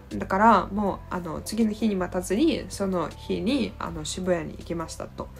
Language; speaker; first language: Japanese; non-native, fluent; Russian